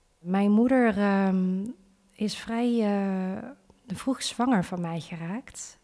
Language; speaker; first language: Dutch; early bilingual, other home language; Vietnamese